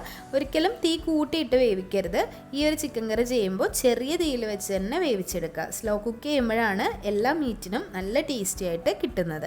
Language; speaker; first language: Malayalam; native; Malayalam